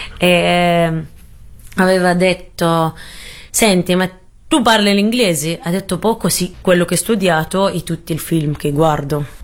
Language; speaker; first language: Italian; non-native, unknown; Arabic